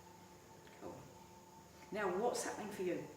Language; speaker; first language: English; native; English